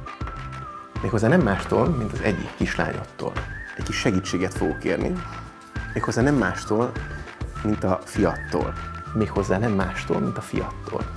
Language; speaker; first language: Hungarian; native; Hungarian